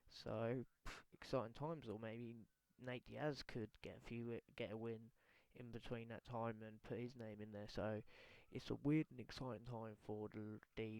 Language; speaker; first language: English; native; English